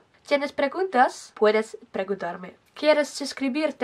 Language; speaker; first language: Spanish; non-native, learner; Dutch